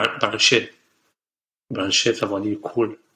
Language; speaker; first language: French; non-native, learner; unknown